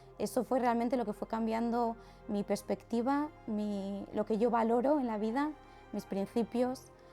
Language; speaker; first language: Spanish; native; Spanish